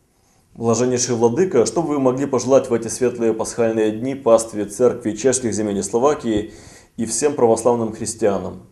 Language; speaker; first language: Russian; native; Russian